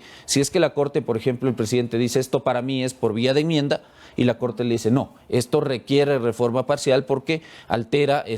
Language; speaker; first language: Spanish; native; Spanish